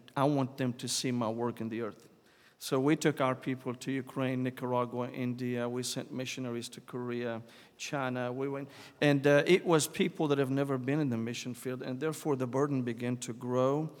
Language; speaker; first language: English; non-native, fluent; Arabic